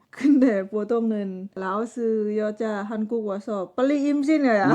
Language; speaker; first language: Korean; non-native, learner; Lao